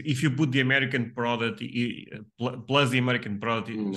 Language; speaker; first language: English; non-native, fluent; Portuguese